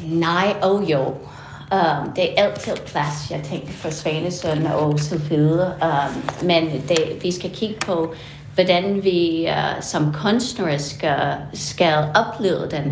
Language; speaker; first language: Danish; non-native, fluent; English